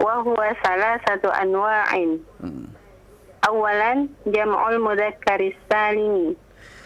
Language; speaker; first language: Arabic; non-native, learner; Indonesian